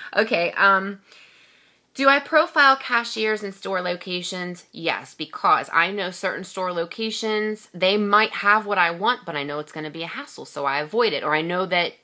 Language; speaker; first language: English; native; English